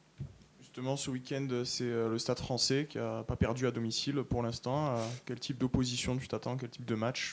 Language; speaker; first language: French; native; French